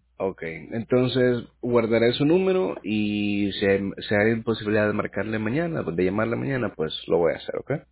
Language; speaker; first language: Spanish; native; Spanish